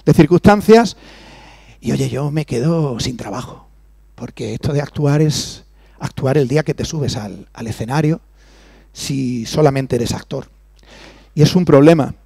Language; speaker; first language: Spanish; native; Spanish